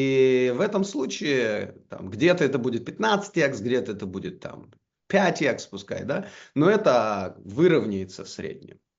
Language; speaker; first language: Russian; native; Russian